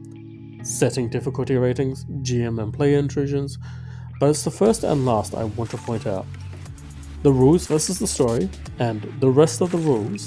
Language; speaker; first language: English; native; English